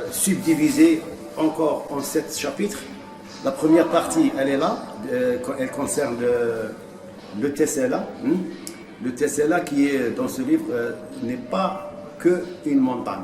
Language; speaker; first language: French; non-native, local second language; Arabic